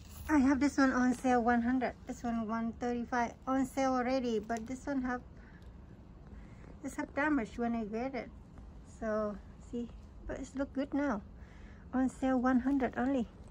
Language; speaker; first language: English; non-native, learner; Vietnamese